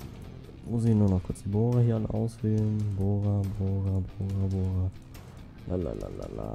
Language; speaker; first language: German; native; German